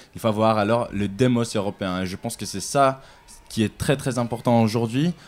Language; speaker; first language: French; non-native, fluent; Greek